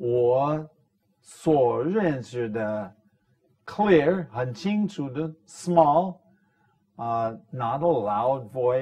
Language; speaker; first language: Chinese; non-native, fluent; English